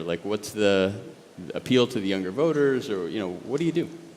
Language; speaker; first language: English; native; English